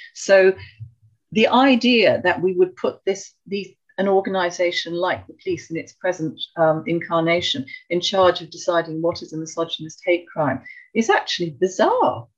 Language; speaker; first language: English; native; English